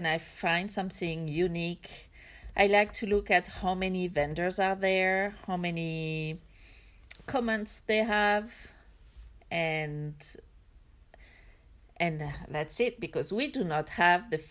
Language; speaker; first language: English; non-native, fluent; French